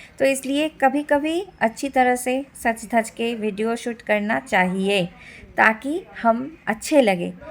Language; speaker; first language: Hindi; non-native, local second language; Bangla